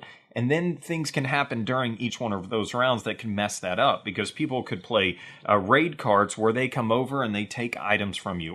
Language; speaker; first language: English; native; English